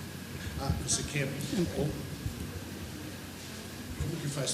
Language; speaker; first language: Portuguese; non-native, fluent; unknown